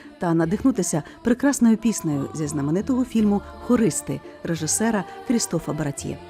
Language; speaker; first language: Ukrainian; native; Ukrainian